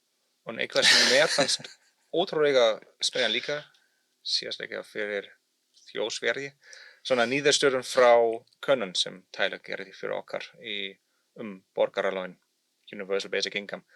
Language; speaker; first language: Icelandic; non-native, learner; German